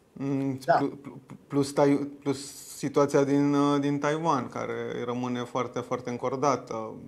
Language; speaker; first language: Romanian; native; Romanian